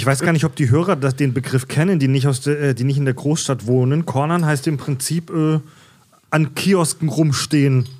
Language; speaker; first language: German; native; German